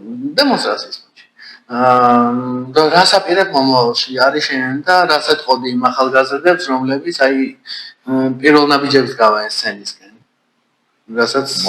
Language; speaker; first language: Georgian; native; Georgian